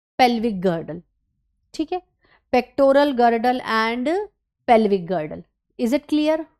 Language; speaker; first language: Hindi; native; Hindi